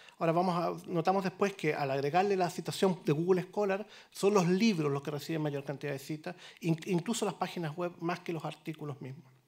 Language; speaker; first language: Spanish; native; Spanish